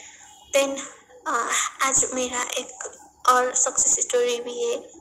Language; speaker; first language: Hindi; non-native, learner; Nepali